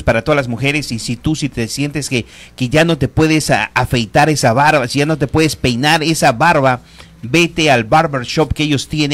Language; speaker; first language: Spanish; native; Spanish